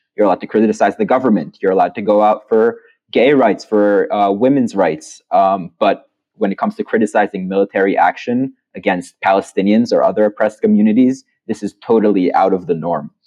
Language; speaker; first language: English; non-native, fluent; Hebrew